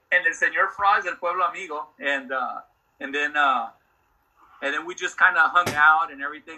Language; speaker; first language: English; early bilingual, other home language; Spanish